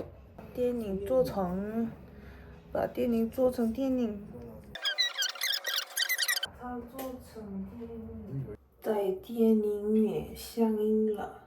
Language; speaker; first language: Chinese; non-native, learner; Korean